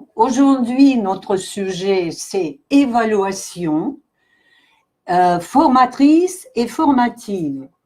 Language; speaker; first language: French; non-native, fluent; Russian